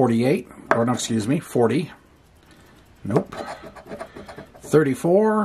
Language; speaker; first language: English; native; English